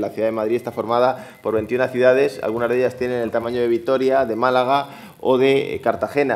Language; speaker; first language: Spanish; native; Spanish